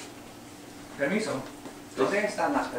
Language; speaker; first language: Spanish; non-native, learner; English